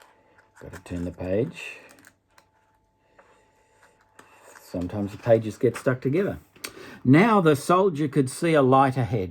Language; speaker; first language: English; native; English